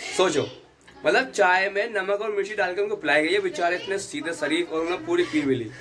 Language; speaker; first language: Hindi; native; Hindi